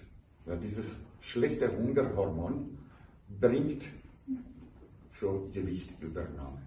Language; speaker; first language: German; non-native, fluent; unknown